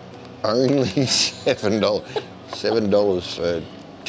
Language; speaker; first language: English; native; English